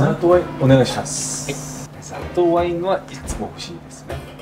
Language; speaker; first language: Japanese; non-native, learner; Korean